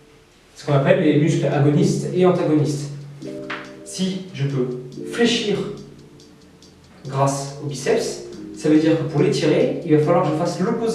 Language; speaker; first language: French; native; French